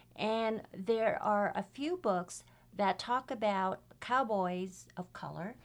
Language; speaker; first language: English; native; English